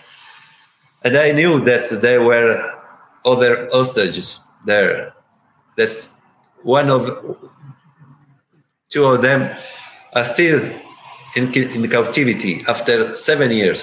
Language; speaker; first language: English; non-native, learner; Italian